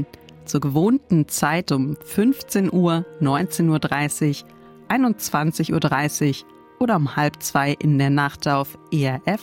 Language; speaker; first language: German; native; German